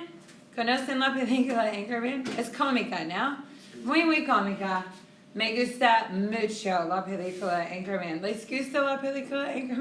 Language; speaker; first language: Spanish; non-native, fluent; English